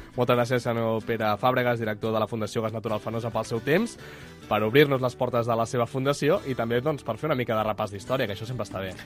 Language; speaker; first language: Catalan; native; Catalan